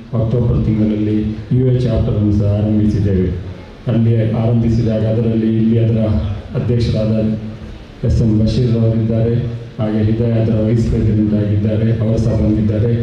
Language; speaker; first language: Kannada; non-native, local second language; Badaga